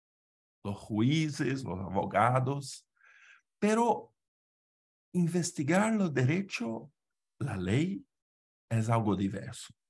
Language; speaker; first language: Spanish; non-native, fluent; Portuguese